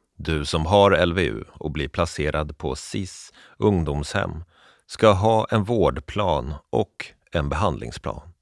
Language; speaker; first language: Swedish; native; Swedish